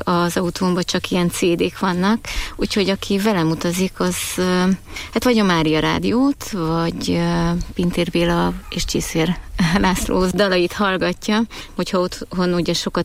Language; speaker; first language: Hungarian; native; Hungarian